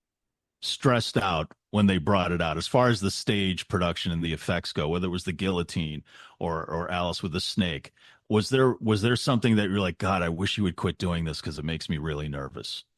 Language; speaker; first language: English; native; English